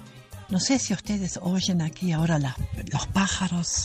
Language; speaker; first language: Spanish; non-native, fluent; German